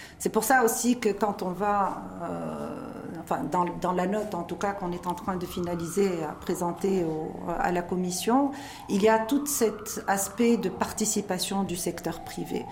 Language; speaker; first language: French; non-native, local second language; Arabic